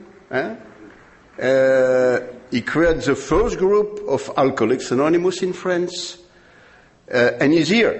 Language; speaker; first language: English; non-native, learner; French